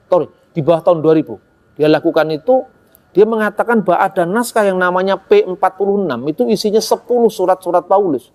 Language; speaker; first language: Indonesian; native; Indonesian